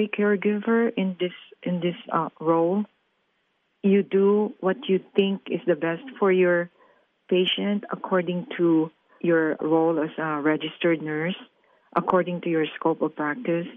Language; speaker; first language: English; non-native, local second language; Filipino